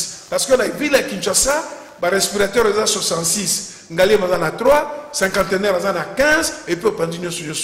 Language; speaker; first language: French; non-native, local second language; Lingala